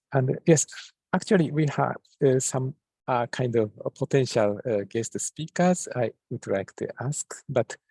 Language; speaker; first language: English; non-native, fluent; Japanese